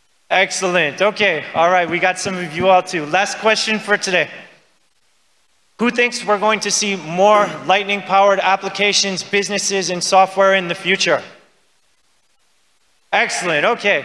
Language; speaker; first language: English; native; English